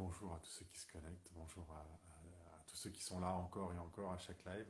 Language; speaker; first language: French; native; French